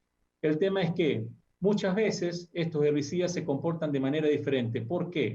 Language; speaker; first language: Spanish; native; Spanish